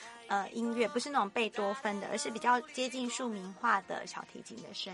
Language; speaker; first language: Chinese; native; Chinese